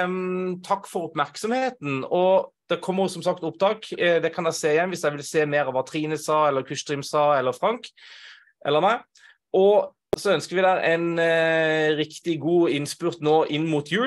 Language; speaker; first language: Norwegian; native; Norwegian